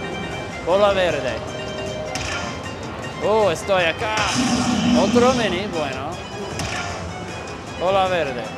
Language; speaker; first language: Spanish; non-native, learner; English